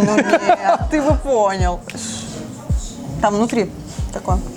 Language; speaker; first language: Russian; native; Russian